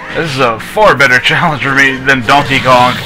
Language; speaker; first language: English; native; English